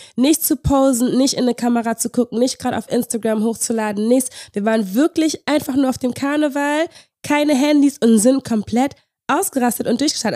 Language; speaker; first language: German; native; German